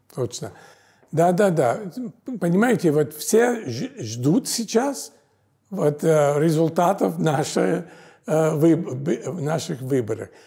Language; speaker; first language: Russian; non-native, fluent; English